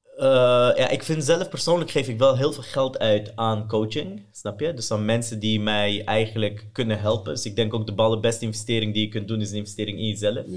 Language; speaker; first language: Dutch; early bilingual, other home language; Persian